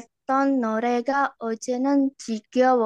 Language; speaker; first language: Korean; non-native, learner; Indonesian